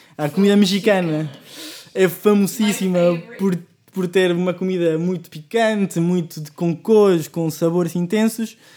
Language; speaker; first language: Portuguese; early bilingual, other home language; Spanish